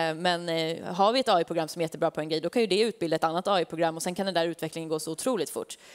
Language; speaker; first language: Swedish; native; Swedish